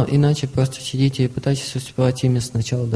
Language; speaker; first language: Russian; native; Russian